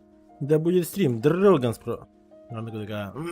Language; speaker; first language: Russian; non-native, local second language; Yakut